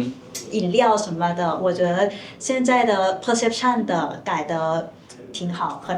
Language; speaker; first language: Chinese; non-native, fluent; Thai